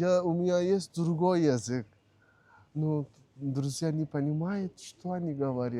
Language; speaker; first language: Russian; non-native, learner; Turkish